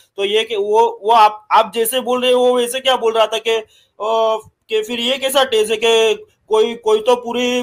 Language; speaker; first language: Hindi; non-native, local second language; Gujarati